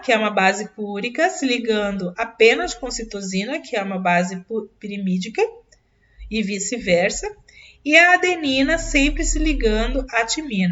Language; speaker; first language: Portuguese; native; Portuguese